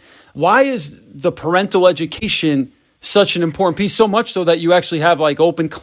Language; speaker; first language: English; native; English